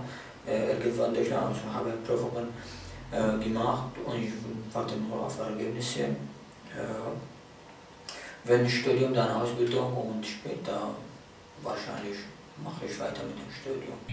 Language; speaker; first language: German; non-native, fluent; Arabic